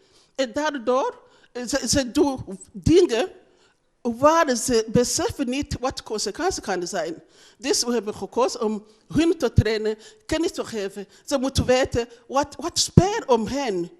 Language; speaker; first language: Dutch; non-native, learner; Rundi